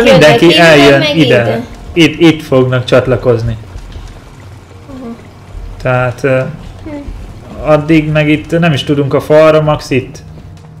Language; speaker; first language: Hungarian; native; Hungarian